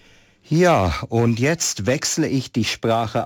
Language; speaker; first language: German; native; German